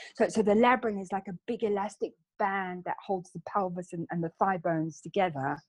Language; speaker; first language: English; native; English